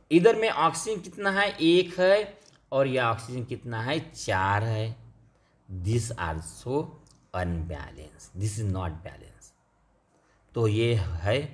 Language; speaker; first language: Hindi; non-native, local second language; Marathi